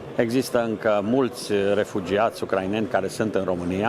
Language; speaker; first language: Romanian; native; Romanian